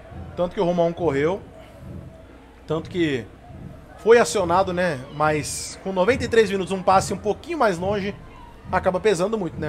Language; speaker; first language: Portuguese; native; Portuguese